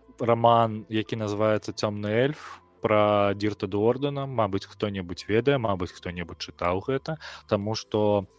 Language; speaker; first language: Belarusian; non-native, local second language; Russian